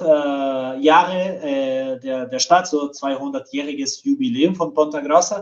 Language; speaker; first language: German; non-native, fluent; Portuguese